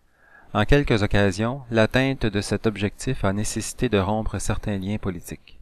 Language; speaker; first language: French; native; French